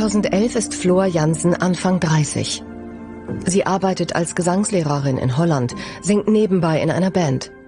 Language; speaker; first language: German; native; German